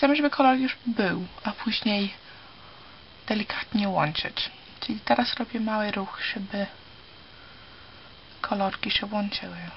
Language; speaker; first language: Polish; early bilingual, heritage; Polish